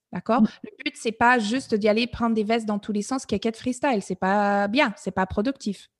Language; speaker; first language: French; non-native, fluent; English